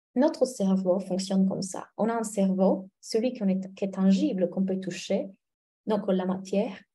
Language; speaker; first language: French; non-native, fluent; Italian